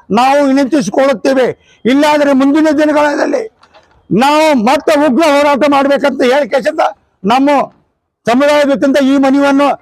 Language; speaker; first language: Kannada; native; Kannada